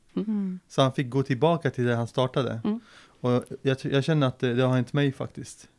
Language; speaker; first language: Swedish; early bilingual, other home language; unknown